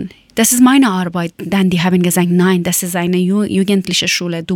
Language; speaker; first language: German; non-native, learner; Persian